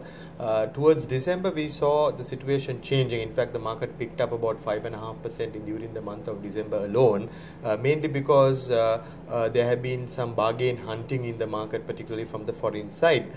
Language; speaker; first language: English; non-native, local second language; Sinhala